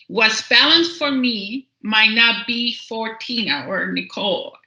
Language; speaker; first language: English; early bilingual, other home language; Spanish